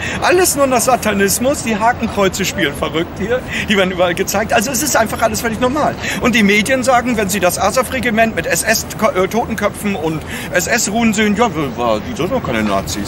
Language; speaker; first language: German; native; German